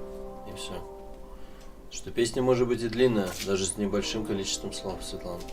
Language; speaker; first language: Russian; native; Russian